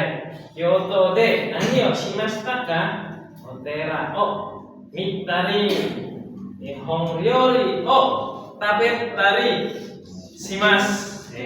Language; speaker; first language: Japanese; non-native, fluent; Indonesian